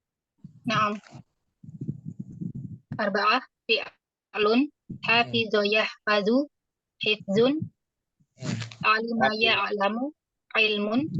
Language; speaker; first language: Arabic; non-native, learner; Indonesian